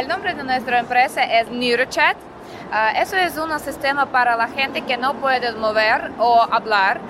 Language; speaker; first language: Spanish; non-native, learner; Russian